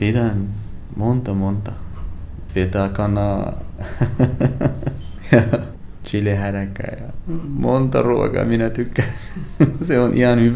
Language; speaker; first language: Finnish; non-native, learner; Arabic